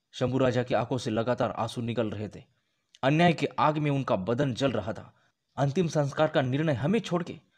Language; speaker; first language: Hindi; non-native, local second language; Marathi